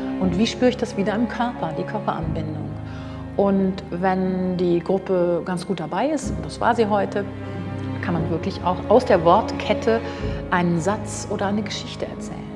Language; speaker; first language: German; native; German